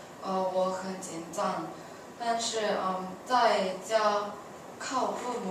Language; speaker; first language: Chinese; non-native, learner; English